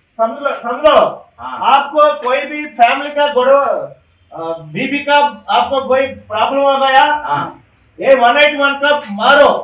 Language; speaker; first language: Hindi; non-native, local second language; Telugu